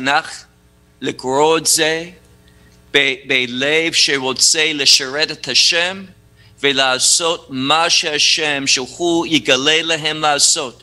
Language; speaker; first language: Hebrew; non-native, fluent; English